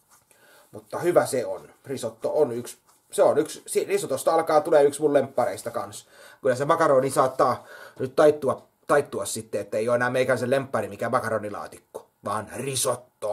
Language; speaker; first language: Finnish; native; Finnish